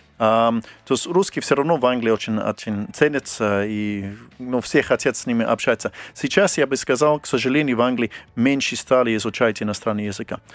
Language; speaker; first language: Russian; non-native, fluent; English